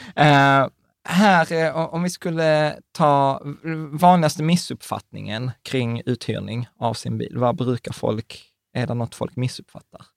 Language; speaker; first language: Swedish; native; Swedish